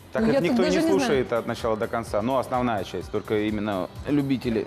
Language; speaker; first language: Russian; native; Russian